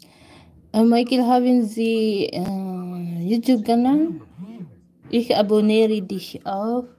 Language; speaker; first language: German; non-native, learner; Filipino